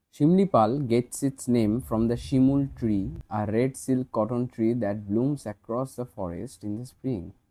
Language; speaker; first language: English; non-native, local second language; Bangla